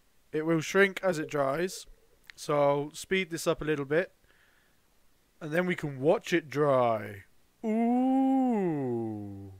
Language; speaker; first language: English; native; English